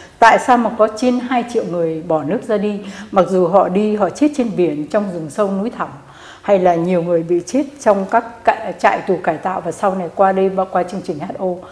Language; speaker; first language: Vietnamese; native; Vietnamese